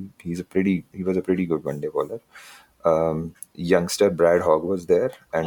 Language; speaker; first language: English; non-native, local second language; Hindi